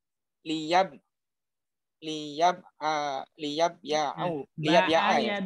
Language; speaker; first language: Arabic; non-native, learner; Indonesian